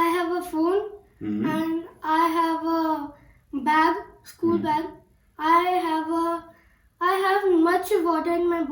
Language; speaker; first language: English; non-native, learner; Hindi